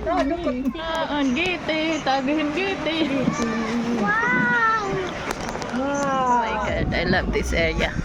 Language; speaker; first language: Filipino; non-native, local second language; Waray